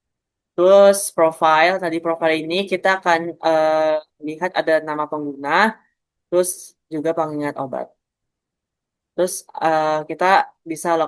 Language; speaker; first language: Indonesian; native; Indonesian